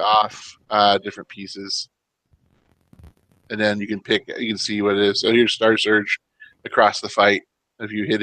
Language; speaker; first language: English; native; English